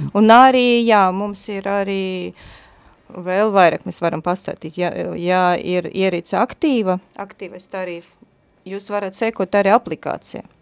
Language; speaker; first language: Latvian; non-native, local second language; Russian